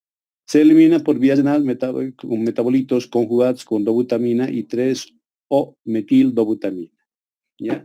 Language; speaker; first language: Spanish; native; Spanish